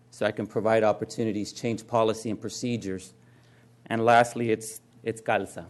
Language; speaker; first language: English; native; English